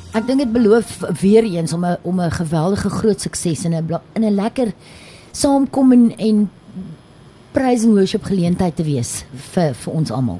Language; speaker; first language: Afrikaans; native; Afrikaans